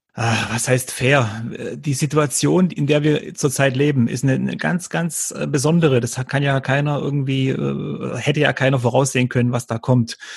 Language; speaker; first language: German; early bilingual, other home language; Croatian